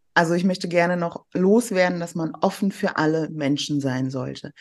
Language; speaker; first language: German; early bilingual, other home language; Persian